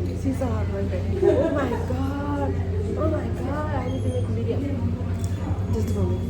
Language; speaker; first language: English; non-native, learner; Tibetan